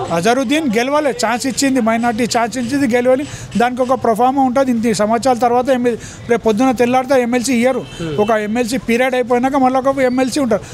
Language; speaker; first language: Telugu; non-native, local second language; Urdu